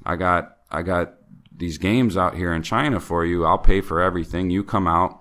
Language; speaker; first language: English; native; English